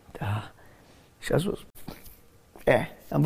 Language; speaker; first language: Romanian; non-native, learner; English